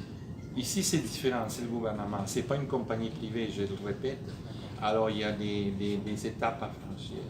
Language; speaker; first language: French; native; French